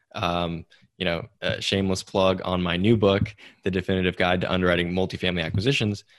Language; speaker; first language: English; native; English